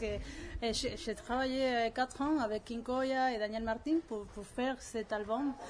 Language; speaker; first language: French; non-native, learner; Spanish